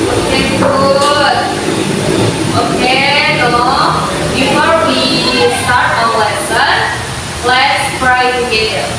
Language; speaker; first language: English; non-native, learner; Indonesian